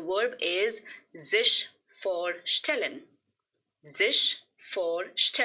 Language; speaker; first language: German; non-native, fluent; Hindi